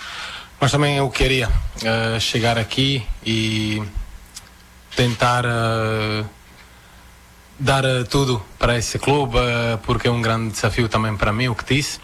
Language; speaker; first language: Portuguese; non-native, fluent; Croatian